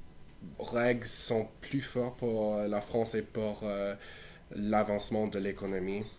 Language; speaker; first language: French; non-native, learner; English